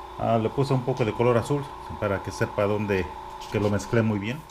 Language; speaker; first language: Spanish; early bilingual, heritage; Spanish